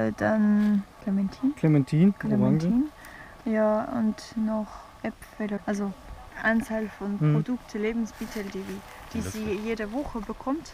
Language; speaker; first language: German; non-native, fluent; Russian